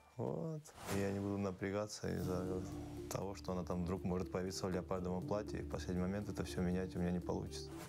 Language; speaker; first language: Russian; non-native, local second language; Georgian